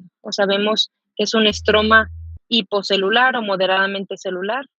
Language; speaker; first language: Spanish; native; Spanish